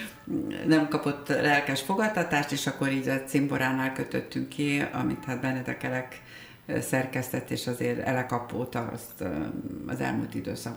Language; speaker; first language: Hungarian; native; Hungarian